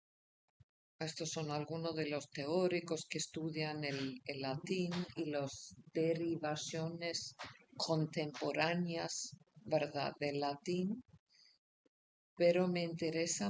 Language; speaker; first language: Spanish; non-native, fluent; Icelandic